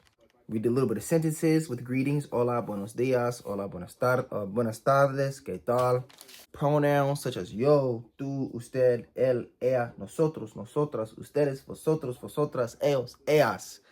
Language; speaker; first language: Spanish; non-native, learner; English